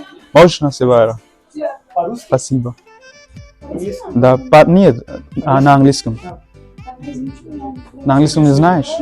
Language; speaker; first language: Russian; non-native, learner; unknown